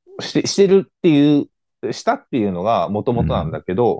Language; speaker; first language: Japanese; native; Japanese